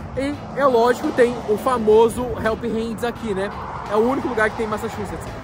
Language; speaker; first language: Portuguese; native; Portuguese